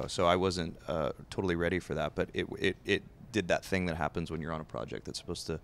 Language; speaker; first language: English; native; English